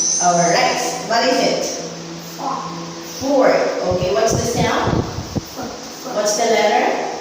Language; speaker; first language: English; non-native, fluent; Vietnamese